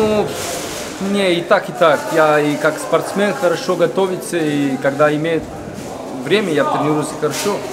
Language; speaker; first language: Russian; non-native, learner; Bulgarian